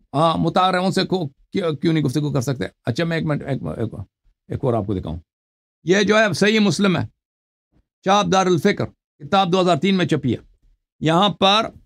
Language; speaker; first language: Urdu; non-native, fluent; Persian